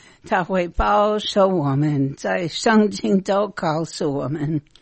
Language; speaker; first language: Chinese; non-native, fluent; English